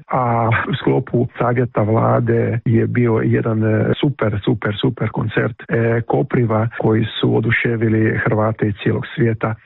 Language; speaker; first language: Croatian; early bilingual, heritage; Croatian